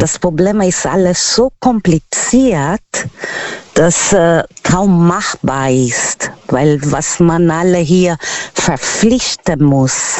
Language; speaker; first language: German; non-native, learner; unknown